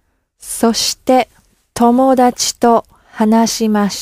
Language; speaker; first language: Japanese; non-native, learner; English